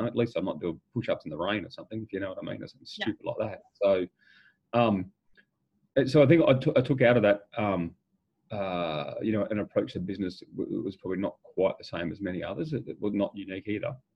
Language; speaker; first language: English; native; English